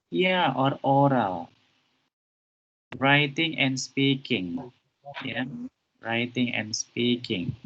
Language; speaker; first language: English; non-native, fluent; Indonesian